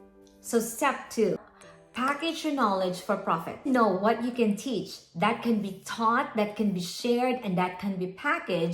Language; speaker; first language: English; non-native, local second language; Filipino